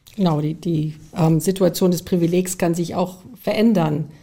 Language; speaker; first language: German; early bilingual, heritage; German